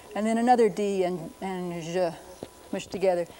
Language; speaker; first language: English; native; English